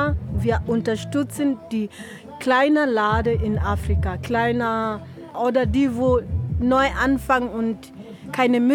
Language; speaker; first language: German; non-native, learner; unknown